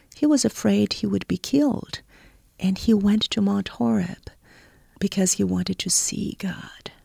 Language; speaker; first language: English; non-native, fluent; Portuguese